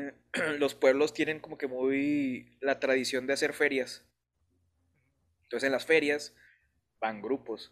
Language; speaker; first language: Spanish; native; Spanish